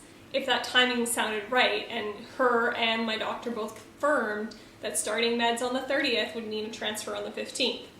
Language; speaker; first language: English; native; English